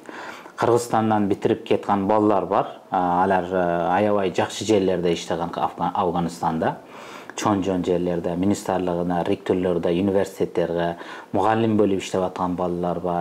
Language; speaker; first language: Kyrgyz; non-native, fluent; Uzbek